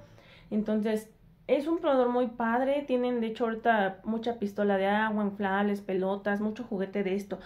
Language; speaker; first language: Spanish; native; Spanish